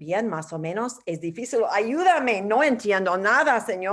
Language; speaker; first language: Spanish; non-native, fluent; English